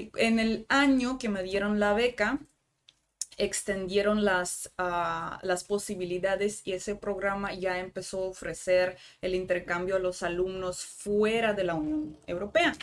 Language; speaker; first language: Spanish; non-native, fluent; Russian